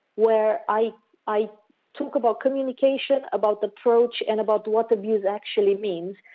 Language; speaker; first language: English; non-native, fluent; Romanian